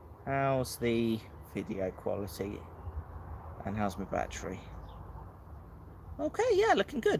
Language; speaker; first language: English; native; English